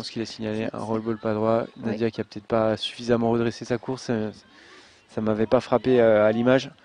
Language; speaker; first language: French; native; French